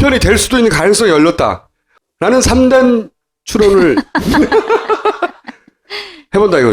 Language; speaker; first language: Korean; native; Korean